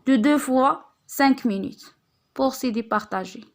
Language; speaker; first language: French; non-native, local second language; Arabic